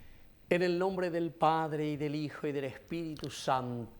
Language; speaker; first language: Spanish; native; Spanish